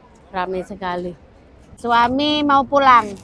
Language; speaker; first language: Indonesian; native; Indonesian